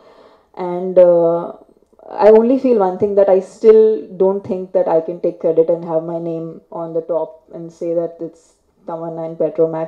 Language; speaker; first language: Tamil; non-native, fluent; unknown